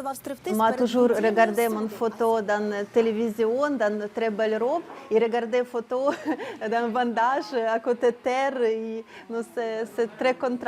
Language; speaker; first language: French; non-native, learner; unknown